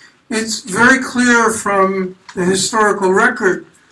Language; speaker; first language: English; native; English